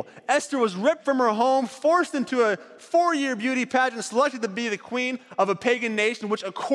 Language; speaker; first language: English; native; English